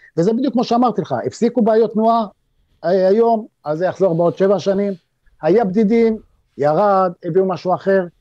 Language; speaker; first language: Hebrew; native; Hebrew